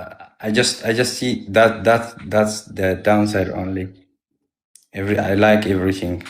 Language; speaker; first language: English; non-native, learner; Amharic